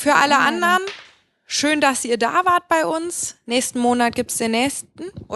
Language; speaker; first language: German; native; German